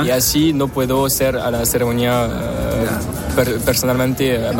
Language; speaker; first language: Spanish; non-native, learner; French